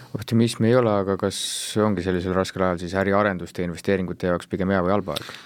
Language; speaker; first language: Estonian; native; Estonian